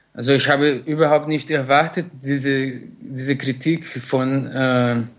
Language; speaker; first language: German; non-native, fluent; Portuguese